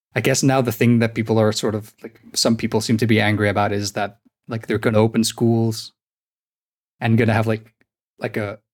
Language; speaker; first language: English; non-native, fluent; Icelandic